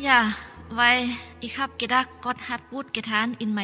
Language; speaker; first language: German; non-native, learner; Thai